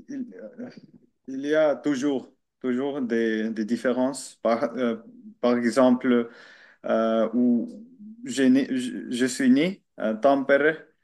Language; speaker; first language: French; non-native, learner; Finnish